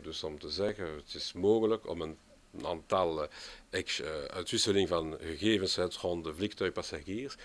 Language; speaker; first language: Dutch; non-native, local second language; French